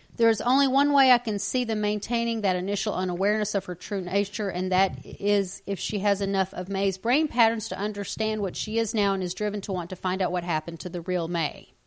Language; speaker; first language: English; native; English